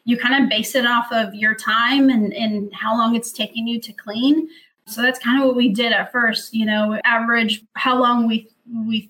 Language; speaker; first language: English; early bilingual, other home language; Spanish